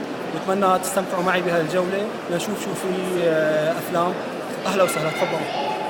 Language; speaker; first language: Arabic; native; Arabic